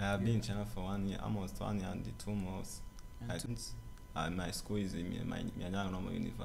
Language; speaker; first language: English; non-native, learner; Kinyarwanda